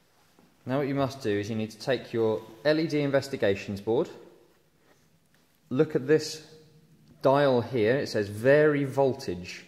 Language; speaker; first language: English; native; English